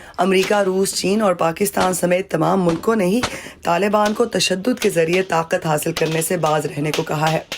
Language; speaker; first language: Urdu; native; Urdu